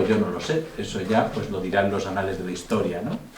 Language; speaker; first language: Spanish; native; Spanish